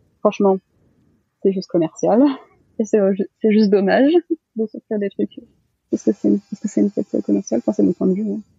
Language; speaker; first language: French; early bilingual, other home language; Malagasy